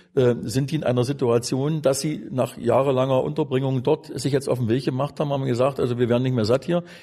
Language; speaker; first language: German; native; German